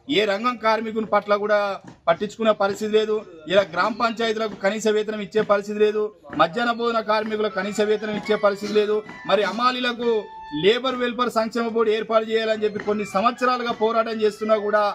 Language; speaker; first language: Telugu; native; Telugu